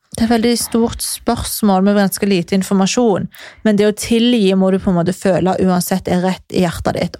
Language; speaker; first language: Norwegian; native; Norwegian